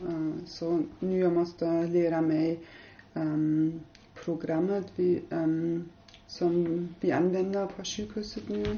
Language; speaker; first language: Swedish; non-native, learner; German